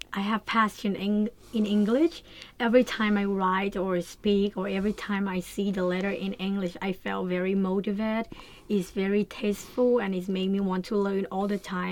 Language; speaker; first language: English; non-native, learner; Thai